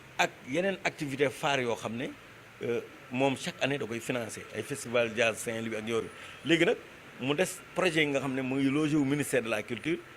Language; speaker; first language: Wolof; non-native, local second language; Fula